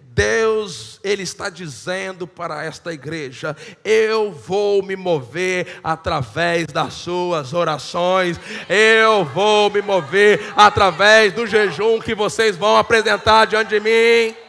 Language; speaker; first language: Portuguese; native; Portuguese